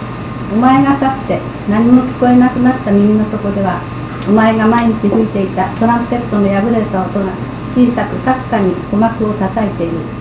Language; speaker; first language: Japanese; native; Japanese